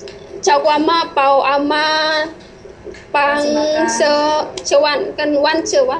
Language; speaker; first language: Chinese; non-native, learner; Indonesian